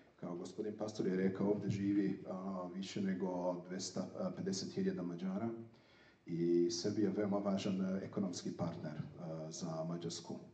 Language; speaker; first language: Serbian; non-native, fluent; Hungarian